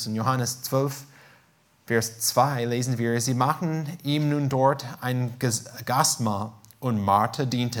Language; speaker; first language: German; non-native, fluent; English